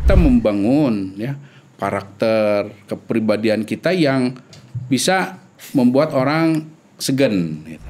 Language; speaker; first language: Indonesian; non-native, local second language; Sundanese